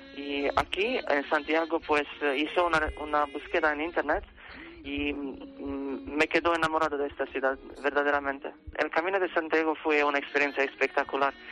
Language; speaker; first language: Spanish; non-native, fluent; English